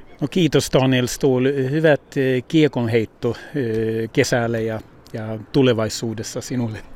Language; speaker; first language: Finnish; early bilingual, heritage; Finnish